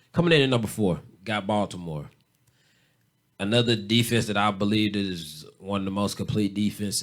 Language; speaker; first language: English; native; English